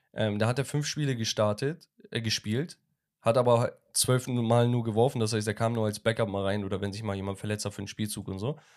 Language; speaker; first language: German; early bilingual, other home language; Turkish